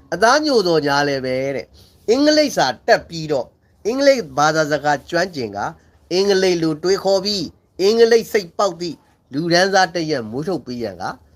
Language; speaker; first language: Burmese; native; Burmese